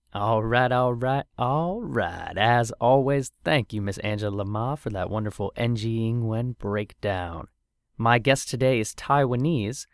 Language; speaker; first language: English; native; English